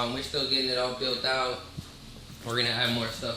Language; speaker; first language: English; native; English